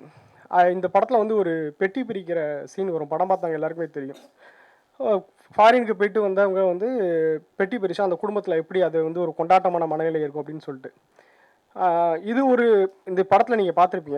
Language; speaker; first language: Tamil; native; Tamil